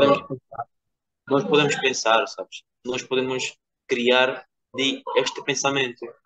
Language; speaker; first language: Portuguese; non-native, fluent; Georgian